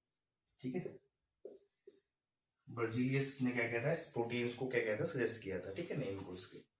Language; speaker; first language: Hindi; native; Hindi